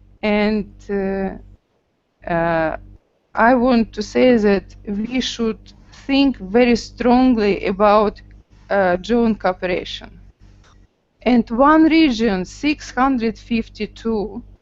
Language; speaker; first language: English; non-native, learner; Russian